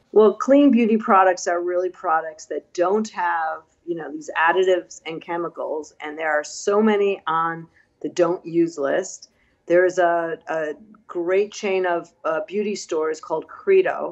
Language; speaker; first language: English; native; English